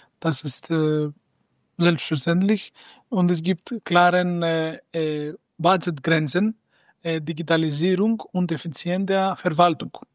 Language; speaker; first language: German; non-native, fluent; Greek